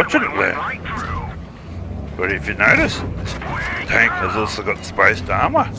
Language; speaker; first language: English; native; English